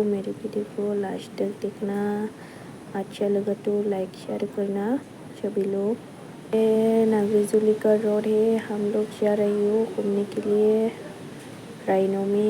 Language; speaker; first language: Hindi; non-native, local second language; Bodo